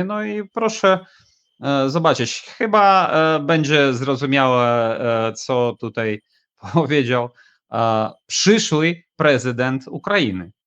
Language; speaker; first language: Polish; non-native, fluent; Ukrainian